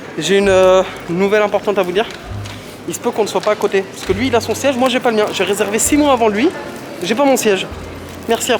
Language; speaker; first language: French; native; French